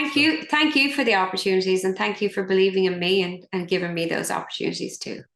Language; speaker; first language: English; native; English